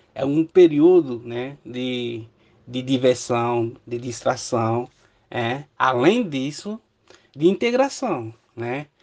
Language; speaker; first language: Portuguese; non-native, fluent; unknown